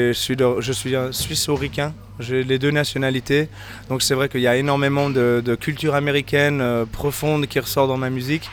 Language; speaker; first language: French; native; French